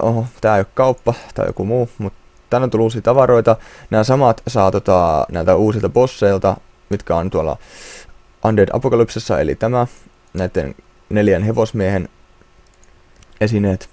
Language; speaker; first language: Finnish; native; Finnish